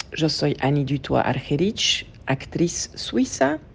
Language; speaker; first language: Spanish; non-native, fluent; French